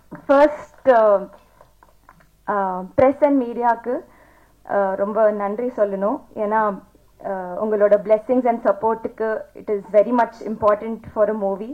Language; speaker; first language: Tamil; non-native, local second language; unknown